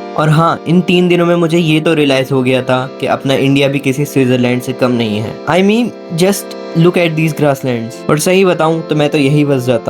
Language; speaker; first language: Hindi; native; Hindi